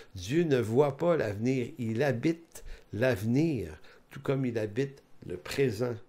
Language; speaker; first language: French; native; French